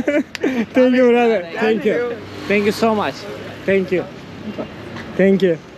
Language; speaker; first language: English; non-native, learner; Turkish